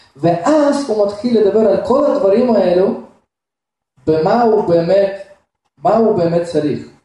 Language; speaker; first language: Hebrew; non-native, fluent; Russian